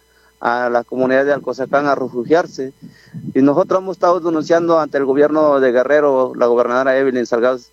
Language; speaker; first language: Spanish; non-native, local second language; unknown